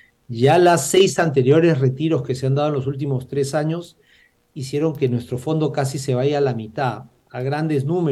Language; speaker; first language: Spanish; native; Spanish